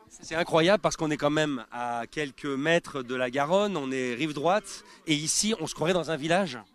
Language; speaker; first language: French; native; French